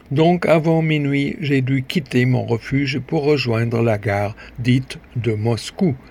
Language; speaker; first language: French; native; French